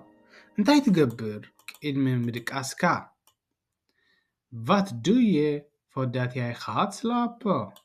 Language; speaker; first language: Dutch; non-native, learner; Tigrinya